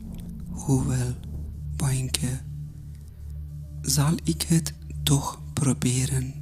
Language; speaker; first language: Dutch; non-native, fluent; Persian